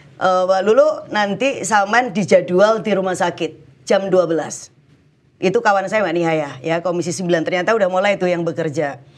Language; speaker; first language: Indonesian; native; Indonesian